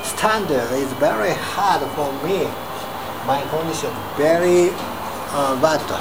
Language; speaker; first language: English; non-native, learner; Japanese